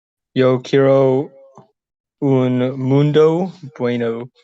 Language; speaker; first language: Spanish; non-native, learner; English